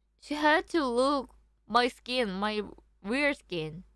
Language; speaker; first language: English; non-native, learner; Korean